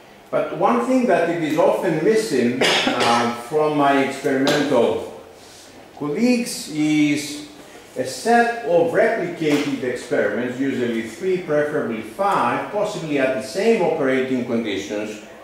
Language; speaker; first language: English; non-native, fluent; Greek